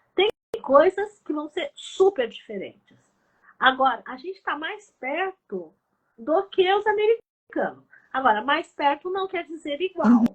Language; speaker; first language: Portuguese; early bilingual, other home language; Chinese